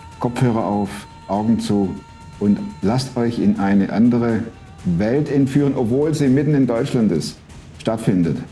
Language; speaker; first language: German; native; German